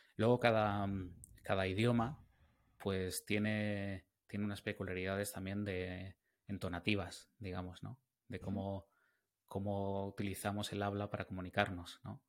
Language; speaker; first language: Spanish; native; Spanish